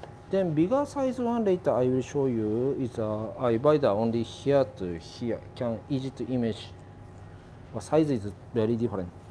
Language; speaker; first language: English; non-native, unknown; Japanese